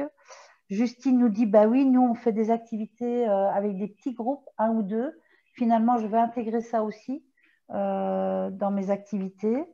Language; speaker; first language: French; native; French